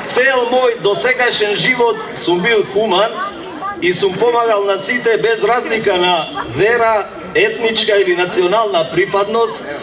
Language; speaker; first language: Macedonian; non-native, local second language; Turkish